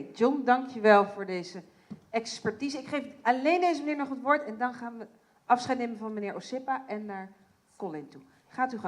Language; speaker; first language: Dutch; native; Dutch